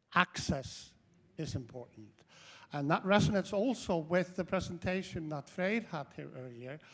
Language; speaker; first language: English; non-native, fluent; Icelandic